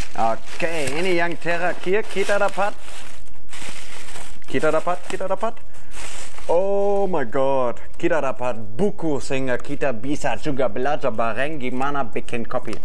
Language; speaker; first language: Indonesian; non-native, fluent; German